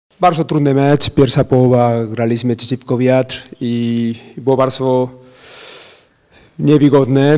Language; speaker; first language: Polish; non-native, learner; Spanish